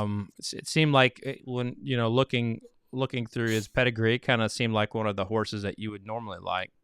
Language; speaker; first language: English; native; English